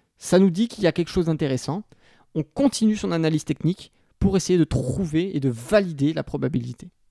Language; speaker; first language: French; native; French